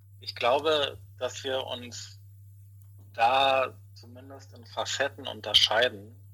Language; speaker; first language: German; native; German